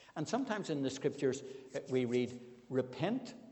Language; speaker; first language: English; native; English